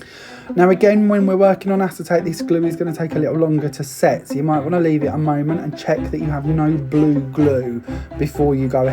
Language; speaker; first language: English; native; English